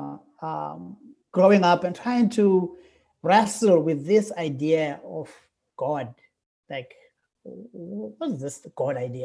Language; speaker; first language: English; non-native, local second language; Xhosa